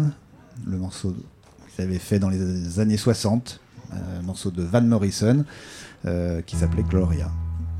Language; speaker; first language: French; native; French